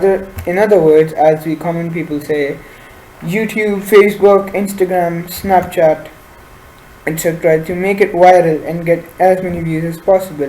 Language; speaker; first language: English; non-native, local second language; Urdu